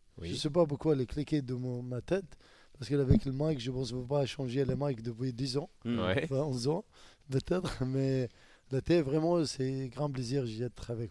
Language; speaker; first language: French; non-native, learner; Arabic